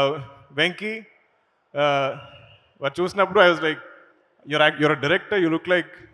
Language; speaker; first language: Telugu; non-native, learner; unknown